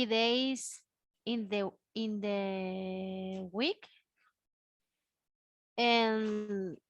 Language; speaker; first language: English; non-native, learner; Spanish